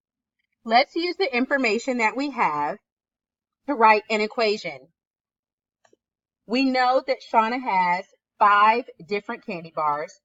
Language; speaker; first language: English; native; English